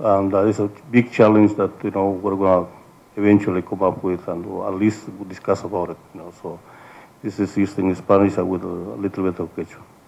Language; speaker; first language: English; non-native, fluent; Spanish